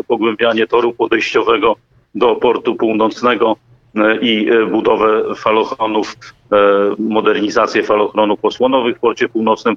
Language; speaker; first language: Polish; native; Polish